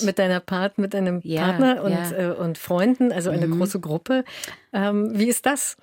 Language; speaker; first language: German; non-native, learner; English